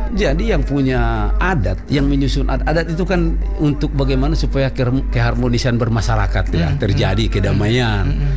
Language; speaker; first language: Indonesian; non-native, local second language; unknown